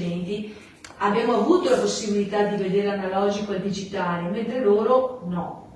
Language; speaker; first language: Italian; native; Italian